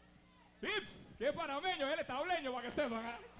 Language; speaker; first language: Spanish; native; Spanish